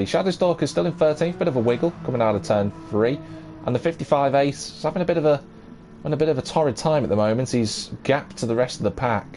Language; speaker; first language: English; native; English